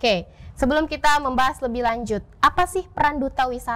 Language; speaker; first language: Indonesian; native; Indonesian